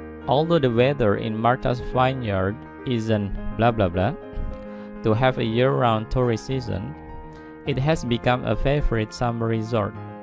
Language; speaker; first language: English; non-native, fluent; Indonesian